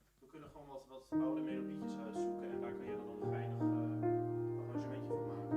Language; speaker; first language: Dutch; native; Dutch